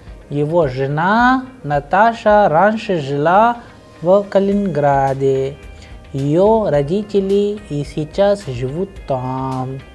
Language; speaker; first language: Russian; non-native, fluent; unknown